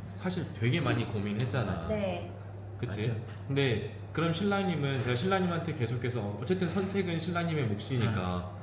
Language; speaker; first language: Korean; native; Korean